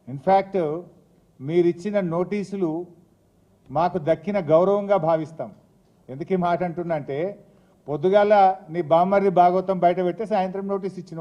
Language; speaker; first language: Telugu; native; Telugu